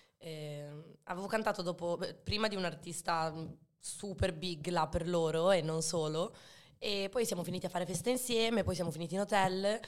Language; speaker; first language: Italian; early bilingual, other home language; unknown